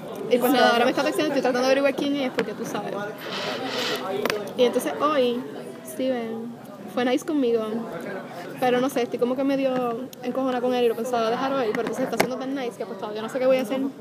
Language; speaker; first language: Spanish; native; Spanish